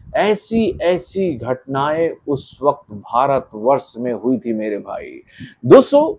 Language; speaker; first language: Hindi; native; Hindi